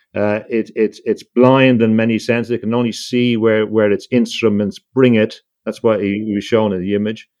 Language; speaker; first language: English; native; English